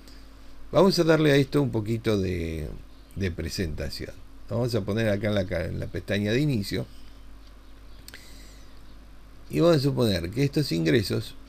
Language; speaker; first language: Spanish; native; Spanish